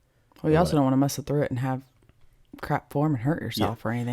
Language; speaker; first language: English; native; English